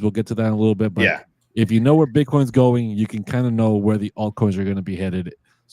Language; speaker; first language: English; native; English